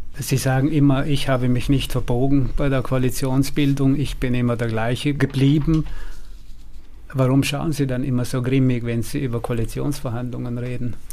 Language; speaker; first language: German; native; German